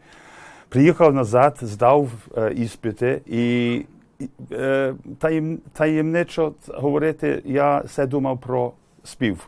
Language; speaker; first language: Ukrainian; early bilingual, heritage; English